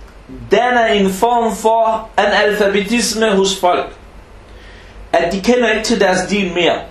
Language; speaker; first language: Danish; non-native, fluent; Arabic